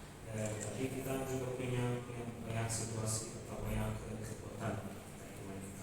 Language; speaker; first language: Indonesian; non-native, fluent; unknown